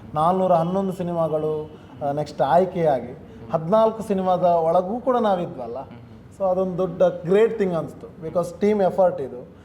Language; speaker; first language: Kannada; non-native, local second language; Tulu